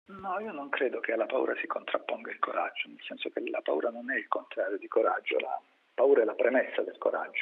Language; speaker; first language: Italian; native; Italian